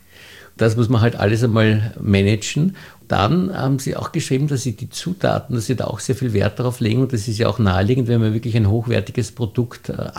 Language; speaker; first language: German; native; German